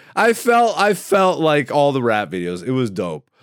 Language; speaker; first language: English; non-native, fluent; Greek